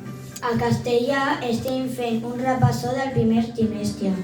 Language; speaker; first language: Catalan; early bilingual, other home language; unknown